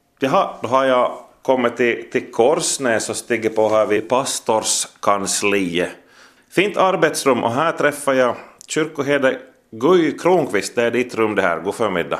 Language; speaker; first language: Swedish; native; Swedish